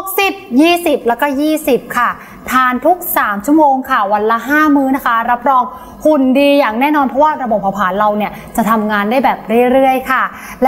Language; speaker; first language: Thai; native; Thai